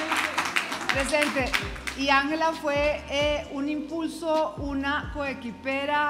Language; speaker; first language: Spanish; native; Spanish